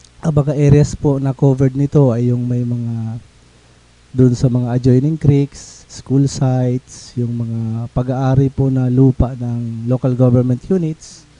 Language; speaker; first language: Filipino; non-native, local second language; Bikol